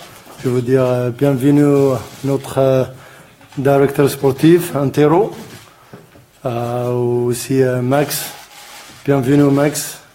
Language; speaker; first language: French; non-native, learner; Arabic